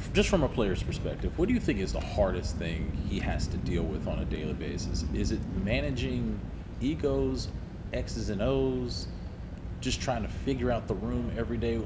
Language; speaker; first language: English; native; English